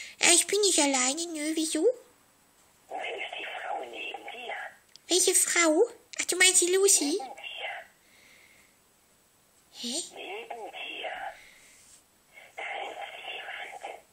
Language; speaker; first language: German; native; German